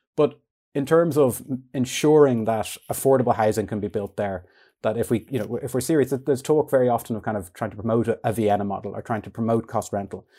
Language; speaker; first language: English; native; English